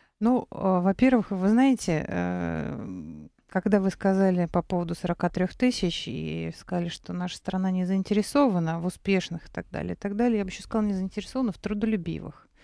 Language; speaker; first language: Russian; native; Russian